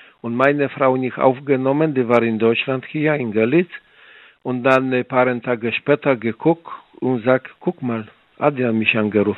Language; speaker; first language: German; non-native, learner; Polish